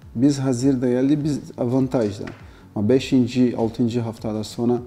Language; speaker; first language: Turkish; non-native, learner; Portuguese